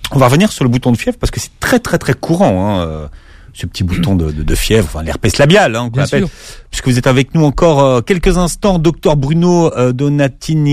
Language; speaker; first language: French; native; French